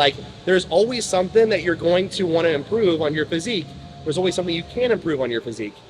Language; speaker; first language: English; native; English